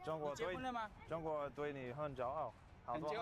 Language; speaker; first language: Chinese; non-native, learner; English